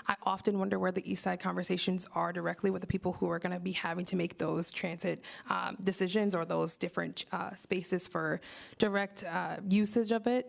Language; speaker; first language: English; native; English